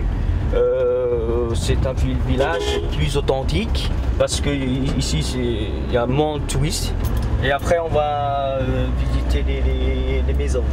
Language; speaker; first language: French; non-native, learner; Vietnamese